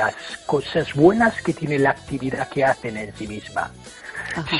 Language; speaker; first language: Spanish; non-native, fluent; English